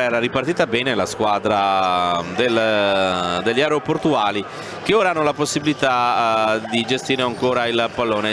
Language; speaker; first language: Italian; native; Italian